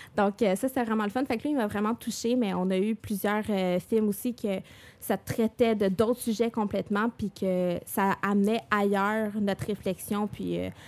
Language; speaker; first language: French; native; French